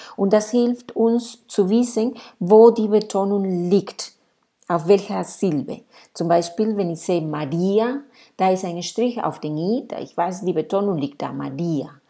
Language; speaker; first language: German; non-native, fluent; Spanish